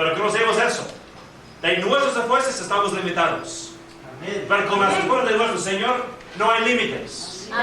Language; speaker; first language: Spanish; non-native, fluent; English